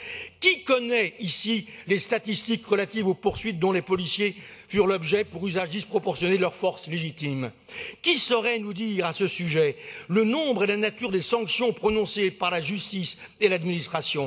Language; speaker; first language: French; native; French